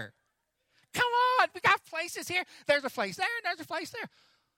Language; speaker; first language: English; native; English